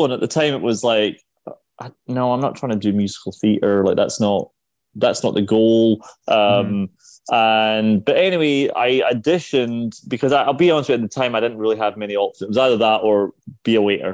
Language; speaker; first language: English; native; English